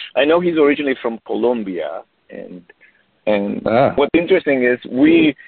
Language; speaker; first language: English; non-native, fluent; Romanian